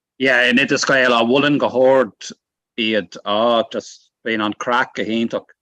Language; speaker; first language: Irish; non-native, local second language; English